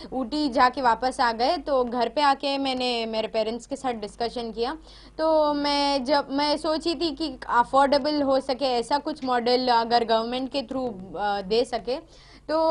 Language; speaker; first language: Hindi; native; Hindi